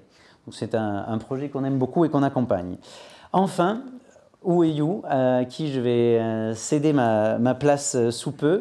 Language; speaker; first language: French; native; French